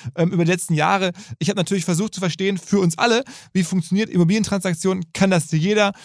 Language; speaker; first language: German; native; German